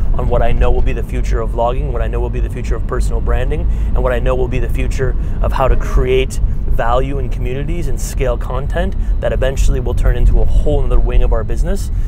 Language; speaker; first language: English; native; English